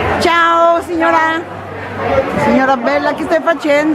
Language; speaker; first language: Italian; non-native, learner; Spanish